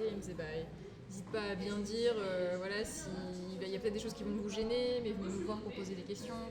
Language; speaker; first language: French; native; French